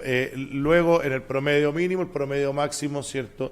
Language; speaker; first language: Spanish; native; Spanish